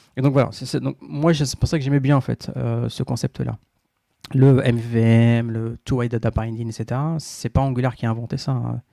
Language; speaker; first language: French; non-native, local second language; Arabic